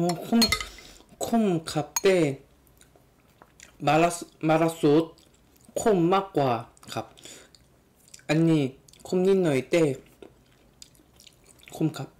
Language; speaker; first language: Thai; non-native, learner; Korean